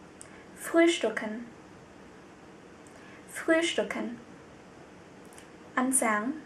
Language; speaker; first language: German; non-native, fluent; Vietnamese